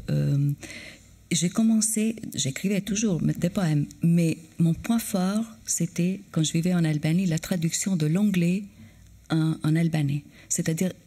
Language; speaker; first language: French; non-native, fluent; Albanian